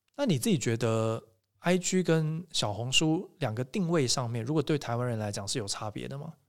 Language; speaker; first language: Chinese; native; Chinese